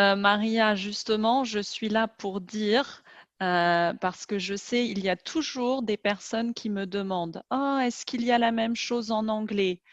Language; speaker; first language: French; native; French